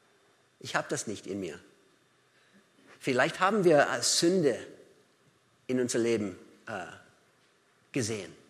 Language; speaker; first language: German; non-native, fluent; English